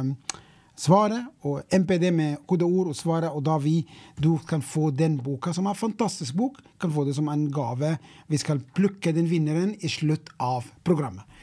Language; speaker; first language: Norwegian; non-native, fluent; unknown